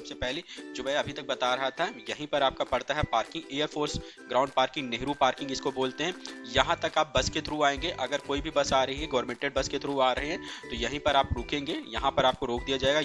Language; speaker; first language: Hindi; native; Hindi